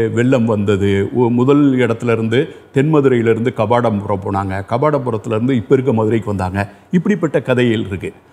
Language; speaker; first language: Tamil; native; Tamil